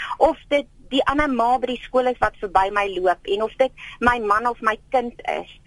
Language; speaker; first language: Afrikaans; native; Afrikaans